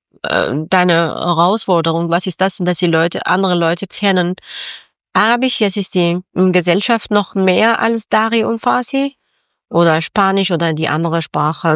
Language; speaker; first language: German; non-native, learner; Persian